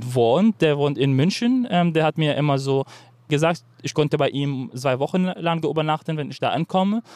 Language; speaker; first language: German; non-native, fluent; Arabic